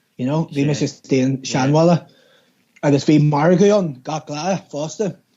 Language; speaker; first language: Irish; non-native, local second language; English